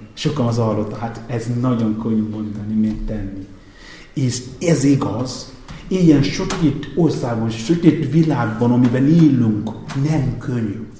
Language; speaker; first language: Hungarian; non-native, fluent; Igbo